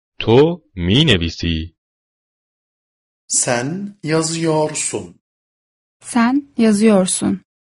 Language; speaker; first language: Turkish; non-native, fluent; Persian